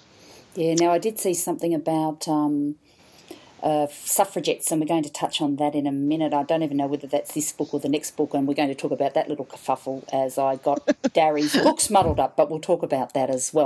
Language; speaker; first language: English; native; English